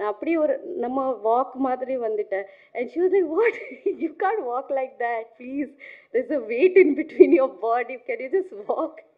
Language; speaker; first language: Tamil; non-native, fluent; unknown